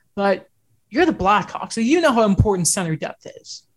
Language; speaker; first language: English; native; English